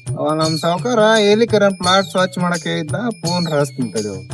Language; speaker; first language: Kannada; native; Kannada